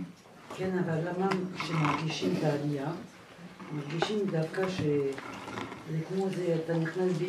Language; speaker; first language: Hebrew; non-native, learner; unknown